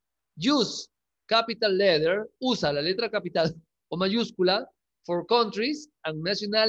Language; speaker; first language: English; non-native, learner; Spanish